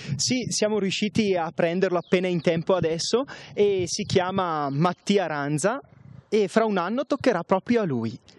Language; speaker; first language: Italian; native; Italian